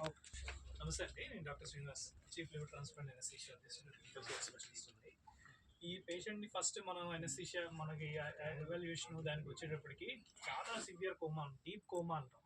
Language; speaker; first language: Telugu; native; Telugu